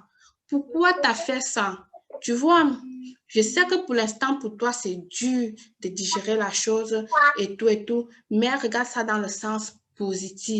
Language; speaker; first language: French; native; French